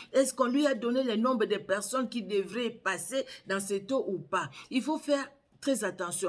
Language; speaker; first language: French; non-native, local second language; Lingala